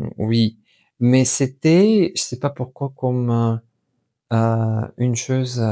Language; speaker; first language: French; non-native, fluent; Russian